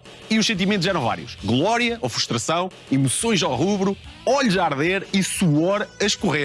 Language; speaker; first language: Portuguese; native; Portuguese